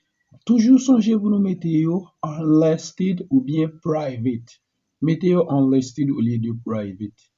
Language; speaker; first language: French; non-native, learner; Haitian Creole